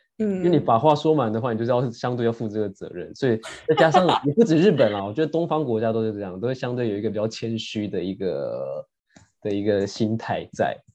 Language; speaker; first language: Chinese; native; Chinese